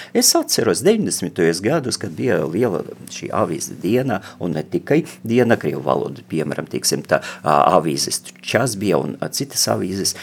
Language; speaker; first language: Latvian; non-native, local second language; Russian